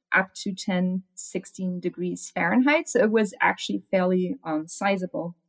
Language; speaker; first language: English; non-native, fluent; German